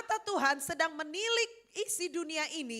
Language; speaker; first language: Indonesian; native; Indonesian